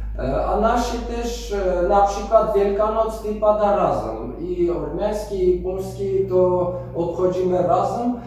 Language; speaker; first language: Polish; non-native, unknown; Armenian